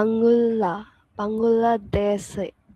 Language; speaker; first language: Korean; non-native, learner; Bangla